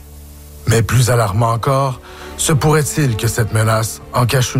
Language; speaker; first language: French; native; French